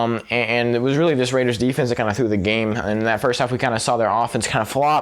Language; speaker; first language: English; native; English